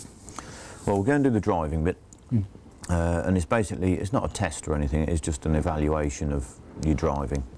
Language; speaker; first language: English; native; English